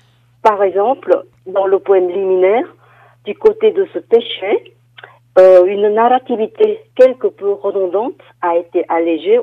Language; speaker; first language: French; non-native, fluent; Korean